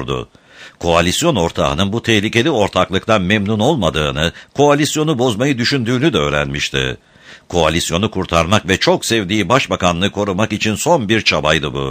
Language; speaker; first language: Turkish; native; Turkish